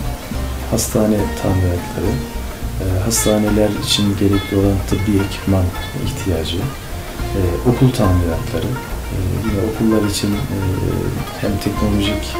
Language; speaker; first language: Turkish; native; Turkish